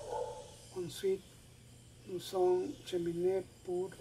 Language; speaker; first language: French; non-native, learner; Spanish